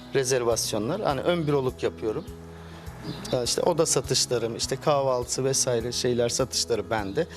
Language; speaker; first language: Turkish; native; Turkish